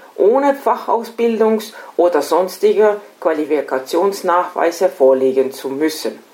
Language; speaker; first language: German; non-native, fluent; Estonian